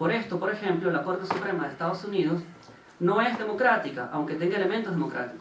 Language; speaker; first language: Spanish; native; Spanish